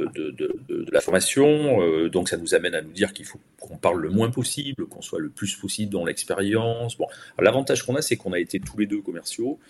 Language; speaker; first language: French; native; French